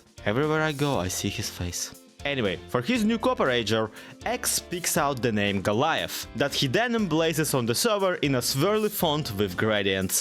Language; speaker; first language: English; native; English